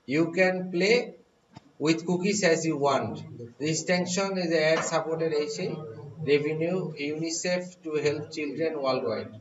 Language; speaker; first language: English; non-native, local second language; Bangla